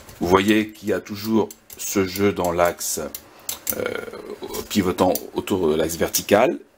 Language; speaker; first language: French; native; French